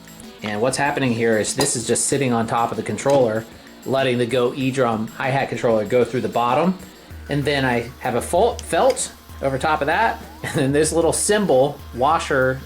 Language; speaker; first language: English; native; English